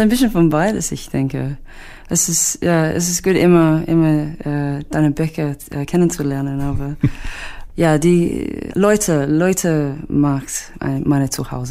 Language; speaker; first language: German; non-native, learner; English